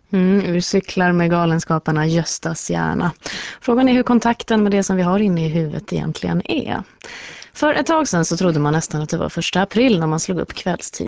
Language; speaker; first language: Swedish; native; Swedish